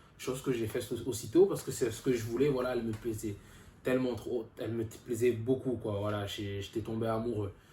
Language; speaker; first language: French; early bilingual, other home language; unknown